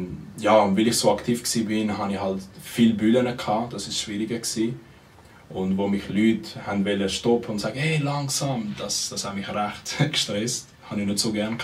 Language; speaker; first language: German; early bilingual, other home language; Spanish